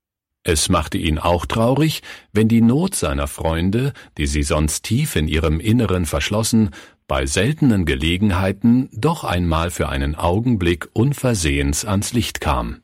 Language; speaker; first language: German; native; German